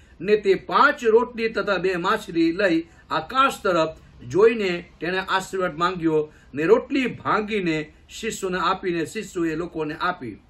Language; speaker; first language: Gujarati; non-native, local second language; Gamit